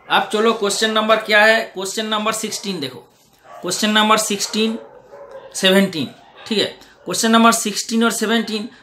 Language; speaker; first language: Hindi; non-native, local second language; Bangla